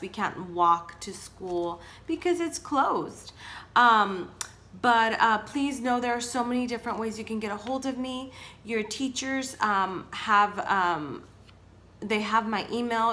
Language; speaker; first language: English; early bilingual, other home language; Spanish